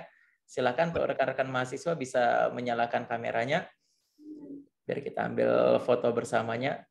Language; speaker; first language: Indonesian; native; Indonesian